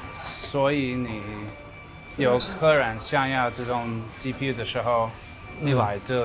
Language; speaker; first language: Chinese; non-native, learner; English